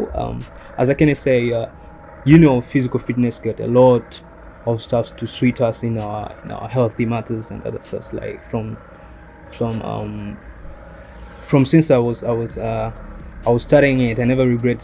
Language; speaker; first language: English; non-native, local second language; Swahili